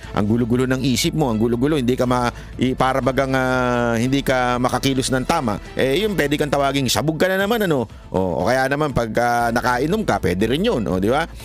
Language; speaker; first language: Filipino; native; Filipino